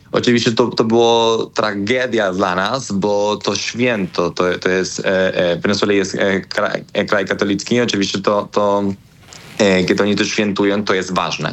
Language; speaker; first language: Polish; non-native, learner; Spanish